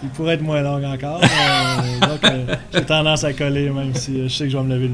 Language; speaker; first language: French; native; French